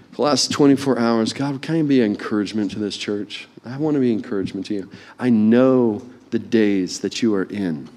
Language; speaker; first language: English; native; English